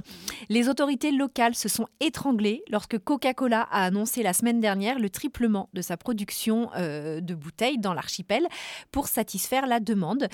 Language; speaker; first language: French; native; French